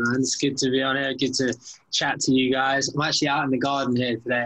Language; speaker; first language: English; native; English